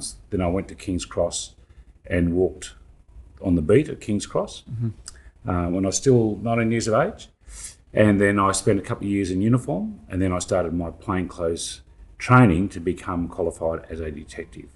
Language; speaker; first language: English; native; English